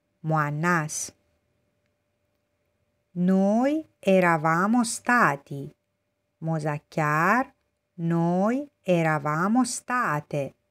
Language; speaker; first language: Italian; non-native, fluent; Persian